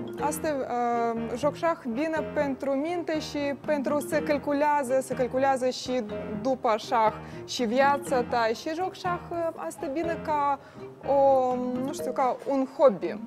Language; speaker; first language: Romanian; non-native, learner; Russian